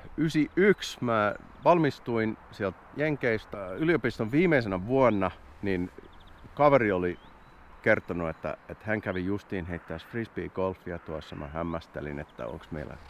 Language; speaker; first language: Finnish; non-native, fluent; English